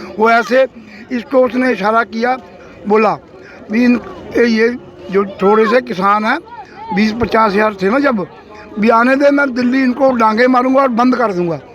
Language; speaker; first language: Hindi; non-native, local second language; Punjabi